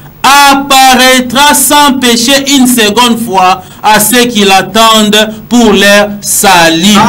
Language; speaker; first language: French; non-native, local second language; Lingala